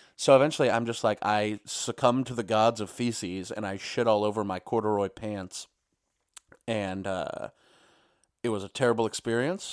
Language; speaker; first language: English; native; English